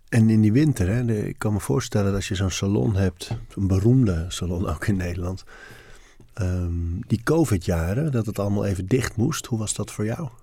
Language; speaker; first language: Dutch; native; Dutch